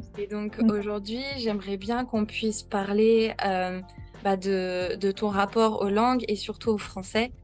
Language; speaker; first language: French; native; French